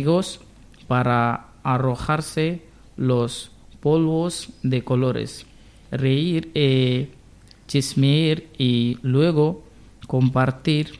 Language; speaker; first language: Spanish; non-native, learner; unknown